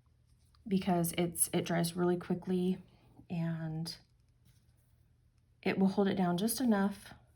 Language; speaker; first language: English; native; English